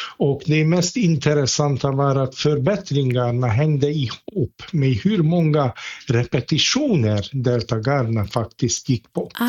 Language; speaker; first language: Swedish; non-native, fluent; Hungarian